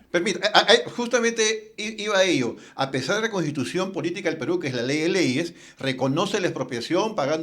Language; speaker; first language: Spanish; native; Spanish